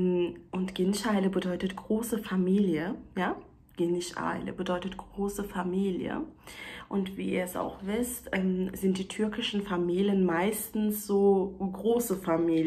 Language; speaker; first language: German; early bilingual, other home language; Turkish